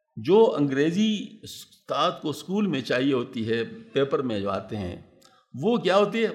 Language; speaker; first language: Urdu; non-native, local second language; Pashto